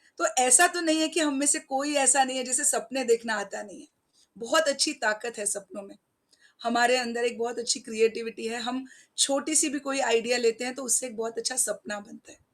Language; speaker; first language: Hindi; non-native, local second language; Marathi